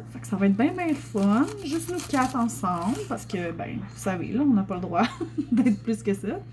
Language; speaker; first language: French; native; French